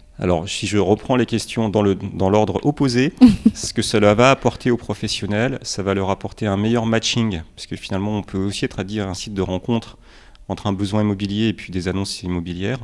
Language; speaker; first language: French; early bilingual, other home language; Romanian